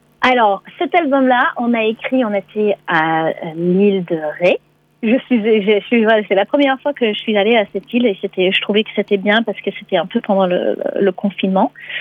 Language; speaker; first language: French; non-native, fluent; English